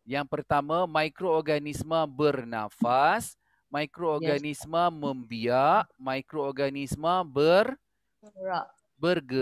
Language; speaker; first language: Malay; native; Malay